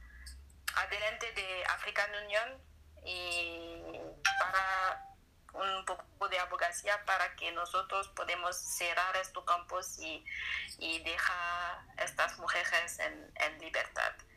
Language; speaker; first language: Spanish; non-native, learner; French